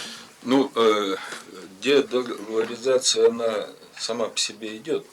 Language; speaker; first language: Russian; native; Russian